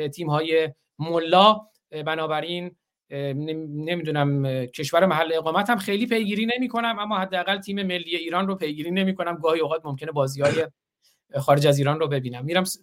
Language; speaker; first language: Persian; non-native, local second language; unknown